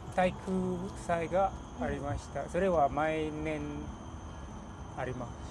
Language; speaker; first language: Japanese; non-native, learner; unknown